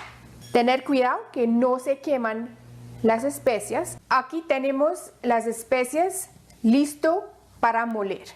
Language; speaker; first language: Spanish; non-native, fluent; Hindi